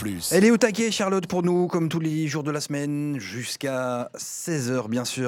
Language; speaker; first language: French; native; French